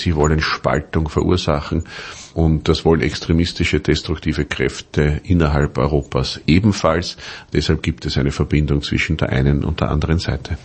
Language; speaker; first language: German; native; German